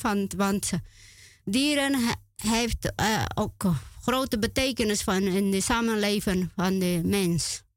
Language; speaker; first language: Dutch; non-native, learner; Spanish